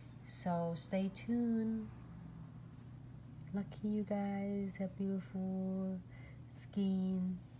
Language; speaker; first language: English; non-native, fluent; Vietnamese